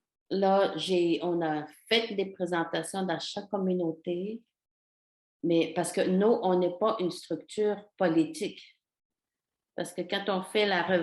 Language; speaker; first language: French; non-native, local second language; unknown